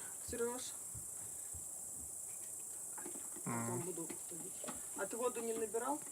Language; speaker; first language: Russian; native; Russian